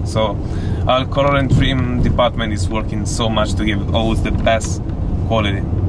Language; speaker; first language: English; non-native, fluent; Italian